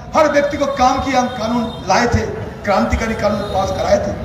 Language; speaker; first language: Hindi; non-native, local second language; Bangla